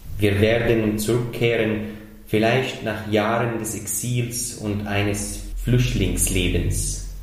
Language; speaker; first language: German; non-native, fluent; Arabic